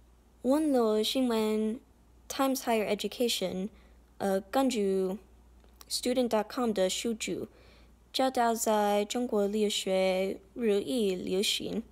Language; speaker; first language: Chinese; non-native, learner; English